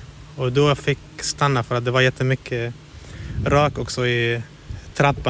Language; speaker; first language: Swedish; non-native, fluent; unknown